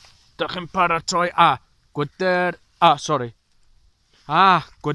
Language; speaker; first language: Welsh; non-native, learner; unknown